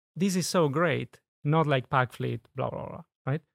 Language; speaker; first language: English; non-native, fluent; Spanish